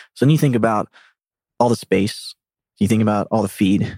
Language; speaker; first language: English; native; English